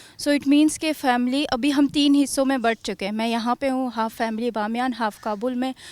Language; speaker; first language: Hindi; non-native, fluent; Persian